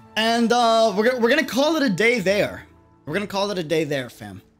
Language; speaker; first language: English; native; English